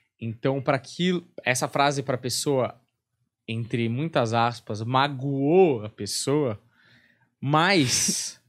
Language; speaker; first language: Portuguese; native; Portuguese